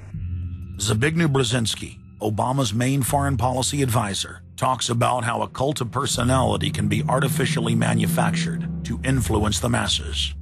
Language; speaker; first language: English; native; English